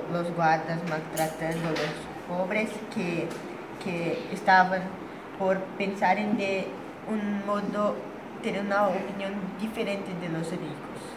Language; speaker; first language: Spanish; non-native, learner; Portuguese